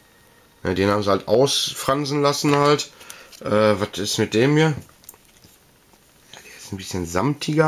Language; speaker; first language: German; native; German